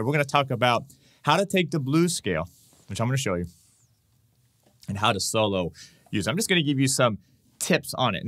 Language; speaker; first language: English; native; English